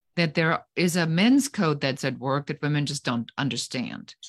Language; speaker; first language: English; non-native, fluent; German